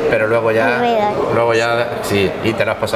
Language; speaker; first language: Spanish; native; Spanish